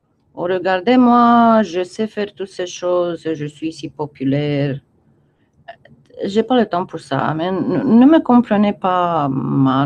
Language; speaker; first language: French; non-native, fluent; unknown